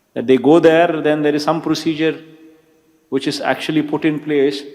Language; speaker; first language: English; non-native, local second language; Telugu